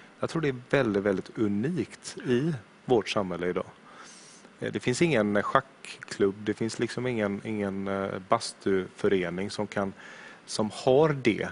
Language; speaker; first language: Swedish; native; Swedish